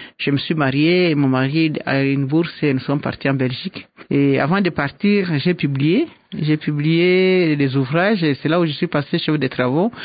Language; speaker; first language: French; non-native, local second language; Swahili